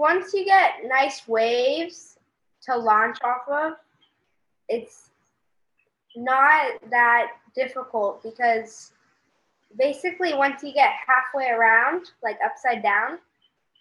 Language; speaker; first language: English; native; English